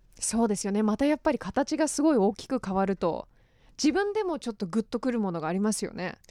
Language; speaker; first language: Japanese; native; Japanese